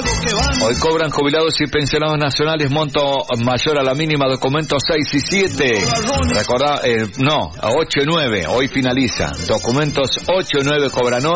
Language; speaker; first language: Spanish; native; Spanish